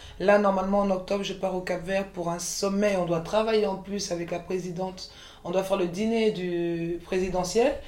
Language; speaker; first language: French; early bilingual, other home language; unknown